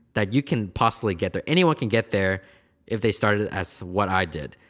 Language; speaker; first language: English; native; English